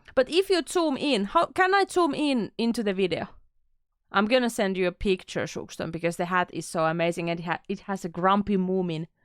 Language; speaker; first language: English; non-native, fluent; Finnish